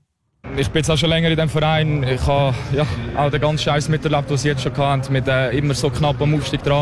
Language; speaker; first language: German; native; German